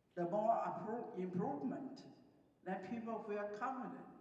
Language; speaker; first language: English; non-native, fluent; Chinese